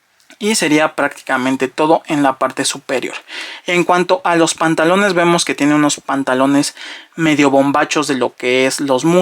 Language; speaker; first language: Spanish; native; Spanish